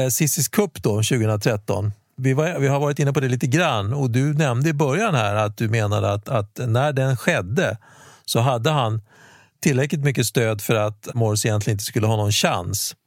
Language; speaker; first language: Swedish; native; Swedish